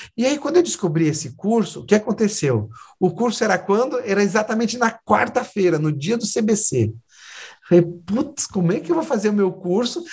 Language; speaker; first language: Portuguese; native; Portuguese